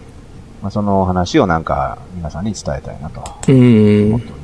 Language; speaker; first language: Japanese; native; Japanese